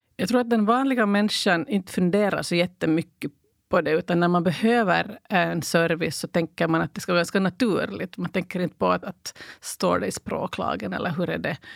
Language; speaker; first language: Swedish; native; Swedish